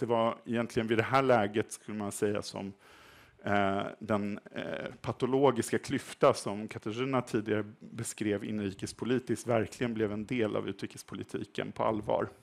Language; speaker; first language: Swedish; native; Swedish